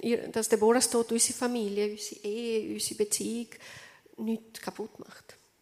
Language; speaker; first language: German; non-native, fluent; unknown